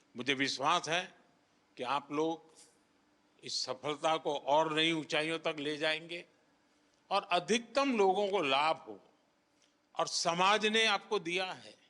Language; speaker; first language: Hindi; native; Hindi